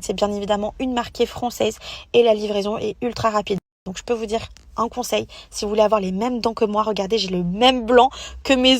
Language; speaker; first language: French; native; French